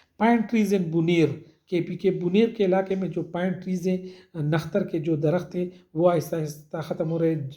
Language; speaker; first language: Urdu; non-native, local second language; Pashto